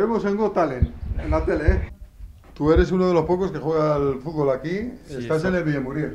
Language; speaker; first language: Spanish; native; Spanish